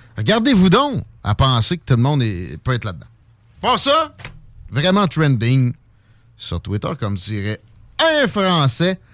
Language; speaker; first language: French; native; French